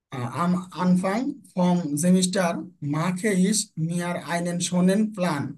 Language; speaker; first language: German; non-native, fluent; Bangla